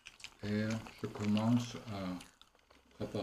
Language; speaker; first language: French; non-native, learner; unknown